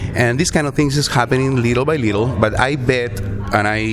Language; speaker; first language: English; non-native, learner; Spanish